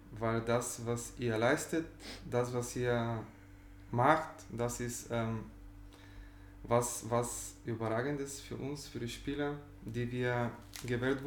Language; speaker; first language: German; non-native, fluent; Bulgarian